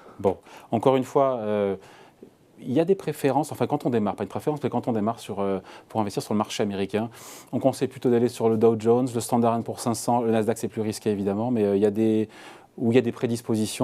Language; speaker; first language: French; native; French